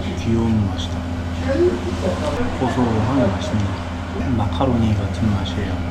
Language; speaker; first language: Korean; native; Korean